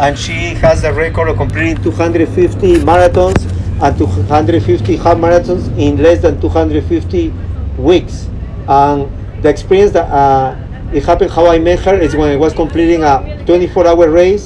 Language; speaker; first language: English; non-native, fluent; Spanish